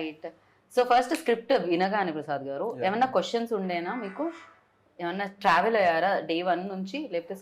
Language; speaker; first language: Telugu; native; Telugu